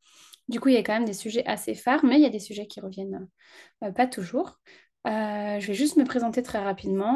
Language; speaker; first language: French; native; French